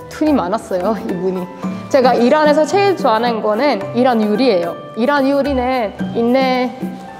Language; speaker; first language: Korean; non-native, fluent; Persian